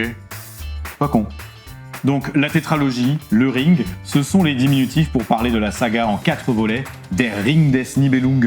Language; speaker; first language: French; native; French